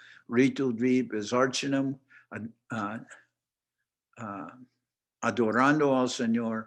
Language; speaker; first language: Spanish; non-native, fluent; English